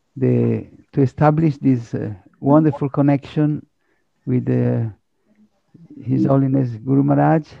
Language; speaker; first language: English; non-native, fluent; Italian